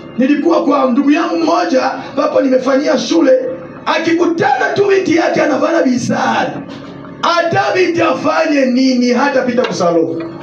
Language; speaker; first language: Swahili; non-native, local second language; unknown